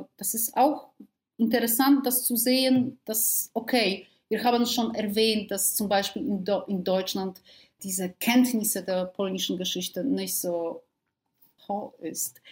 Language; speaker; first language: German; non-native, fluent; Polish